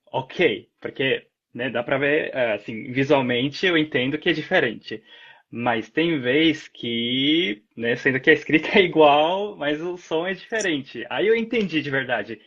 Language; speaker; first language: Portuguese; non-native, fluent; Japanese